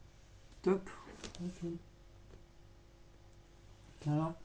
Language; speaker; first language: French; native; French